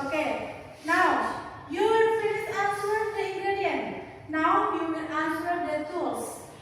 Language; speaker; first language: English; non-native, learner; Indonesian